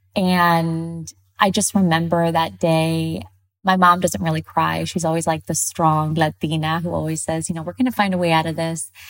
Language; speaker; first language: English; early bilingual, other home language; Spanish